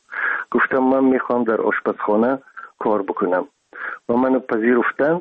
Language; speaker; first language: Persian; non-native, local second language; Russian